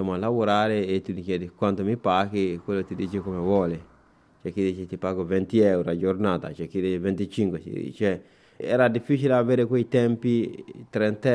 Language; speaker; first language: Italian; non-native, fluent; Bambara